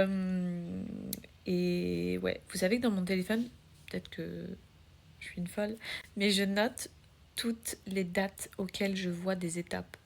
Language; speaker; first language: French; native; French